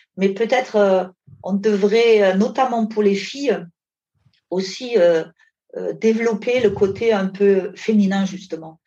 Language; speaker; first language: French; non-native, fluent; German